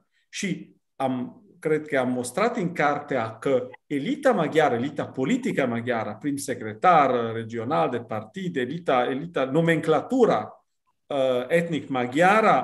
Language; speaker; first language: Romanian; non-native, fluent; Italian